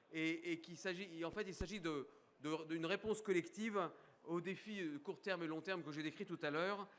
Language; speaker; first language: French; native; French